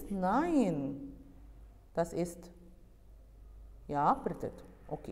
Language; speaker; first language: German; non-native, fluent; Arabic